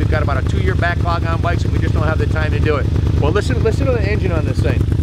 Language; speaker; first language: English; native; English